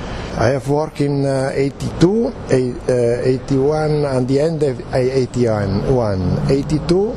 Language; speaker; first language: English; non-native, learner; Italian